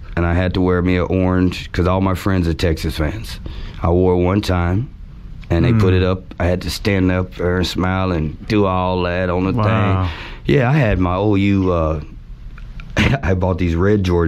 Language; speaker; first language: English; native; English